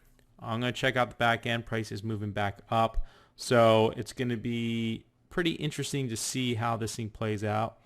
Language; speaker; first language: English; native; English